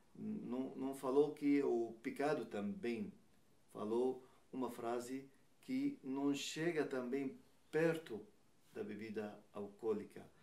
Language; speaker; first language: Portuguese; non-native, learner; Arabic